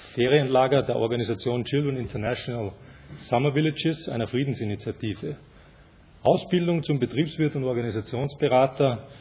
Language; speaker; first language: German; native; German